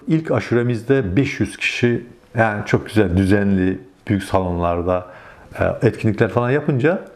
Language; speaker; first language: Turkish; native; Turkish